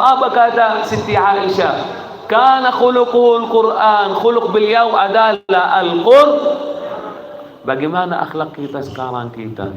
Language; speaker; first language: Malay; non-native, fluent; Arabic